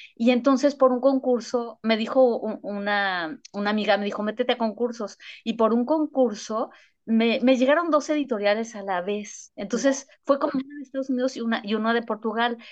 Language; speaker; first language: Spanish; native; Spanish